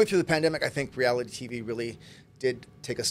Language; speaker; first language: English; native; English